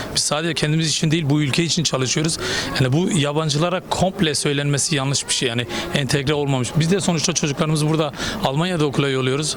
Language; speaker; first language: Turkish; early bilingual, other home language; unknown